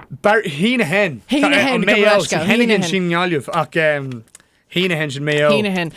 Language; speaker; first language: Irish; non-native, local second language; English